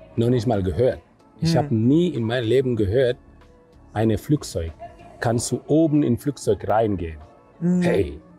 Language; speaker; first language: German; non-native, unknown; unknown